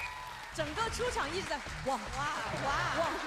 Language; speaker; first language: Chinese; native; Chinese